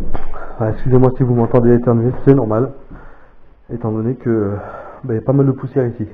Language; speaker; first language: French; native; French